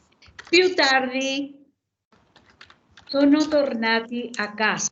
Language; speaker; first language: Italian; non-native, learner; Spanish